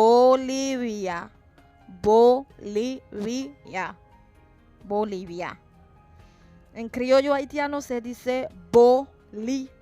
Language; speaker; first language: Spanish; non-native, fluent; Haitian Creole